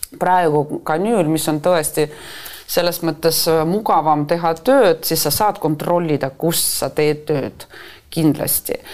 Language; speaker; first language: Estonian; non-native, local second language; Russian